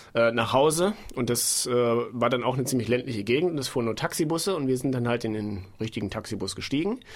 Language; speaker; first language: German; native; German